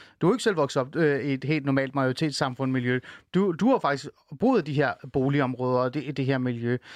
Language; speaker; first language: Danish; early bilingual, other home language; Persian